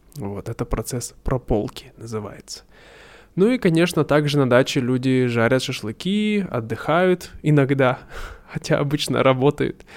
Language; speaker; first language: Russian; native; Russian